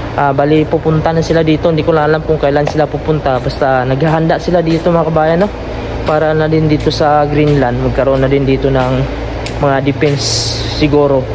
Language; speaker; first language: Filipino; non-native, local second language; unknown